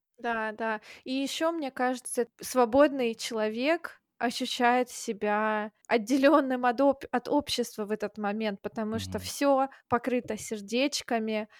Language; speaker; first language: Russian; native; Russian